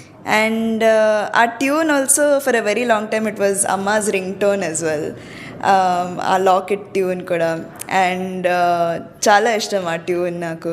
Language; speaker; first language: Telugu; early bilingual, heritage; Telugu